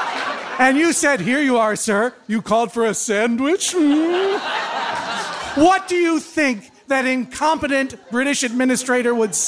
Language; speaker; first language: English; native; English